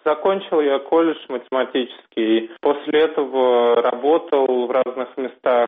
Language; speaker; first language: Russian; native; Russian